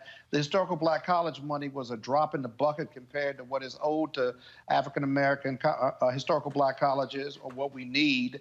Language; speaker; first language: English; native; English